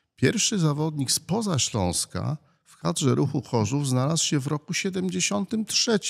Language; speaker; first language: Polish; native; Polish